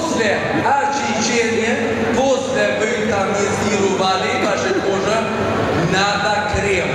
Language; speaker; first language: Russian; non-native, fluent; Swedish